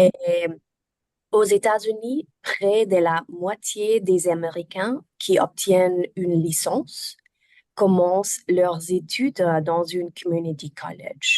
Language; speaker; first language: French; non-native, learner; German